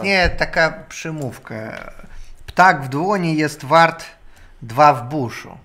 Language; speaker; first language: Polish; non-native, learner; Russian